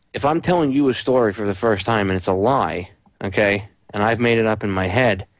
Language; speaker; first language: English; native; English